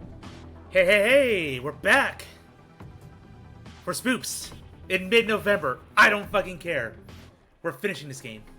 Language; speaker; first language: English; native; English